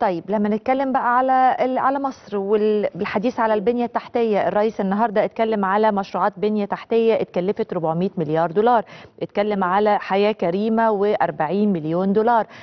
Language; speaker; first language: Arabic; native; Arabic